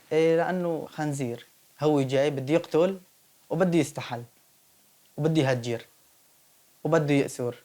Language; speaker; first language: Arabic; native; Arabic